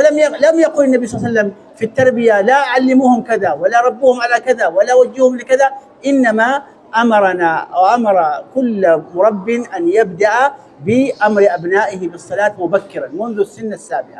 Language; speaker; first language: Arabic; native; Arabic